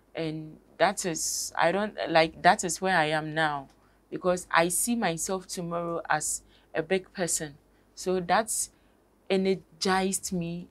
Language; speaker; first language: English; non-native, local second language; Akan